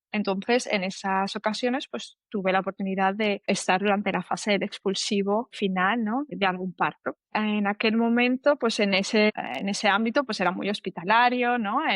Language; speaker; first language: Spanish; native; Spanish